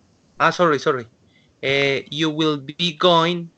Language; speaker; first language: English; non-native, learner; Spanish